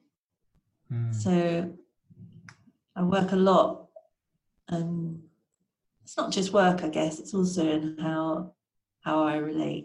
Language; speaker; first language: English; native; English